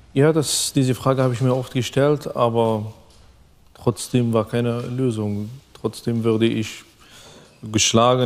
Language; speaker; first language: German; non-native, fluent; Arabic